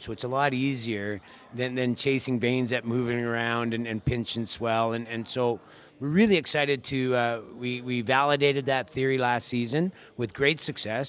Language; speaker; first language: English; native; English